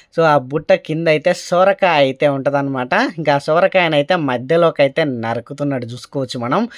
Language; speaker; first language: Telugu; native; Telugu